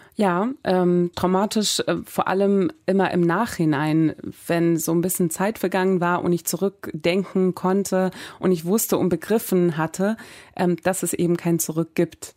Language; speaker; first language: German; early bilingual, other home language; Persian